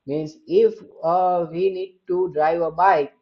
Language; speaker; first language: English; non-native, local second language; Gujarati